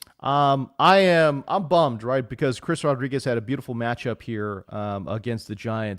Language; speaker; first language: English; native; English